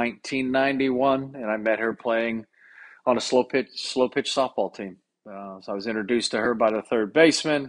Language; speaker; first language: English; native; English